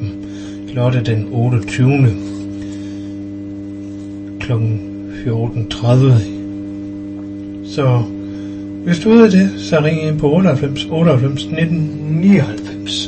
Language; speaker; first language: Danish; native; Danish